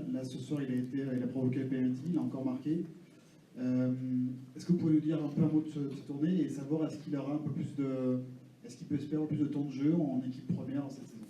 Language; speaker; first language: French; native; French